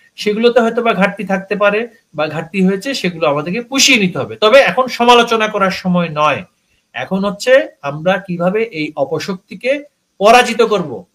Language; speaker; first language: Bangla; native; Bangla